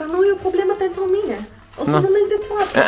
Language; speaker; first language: Romanian; non-native, learner; Dutch